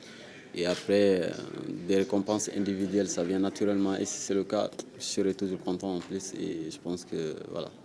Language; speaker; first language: French; non-native, local second language; Wolof